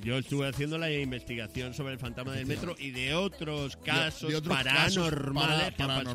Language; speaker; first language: Spanish; native; Spanish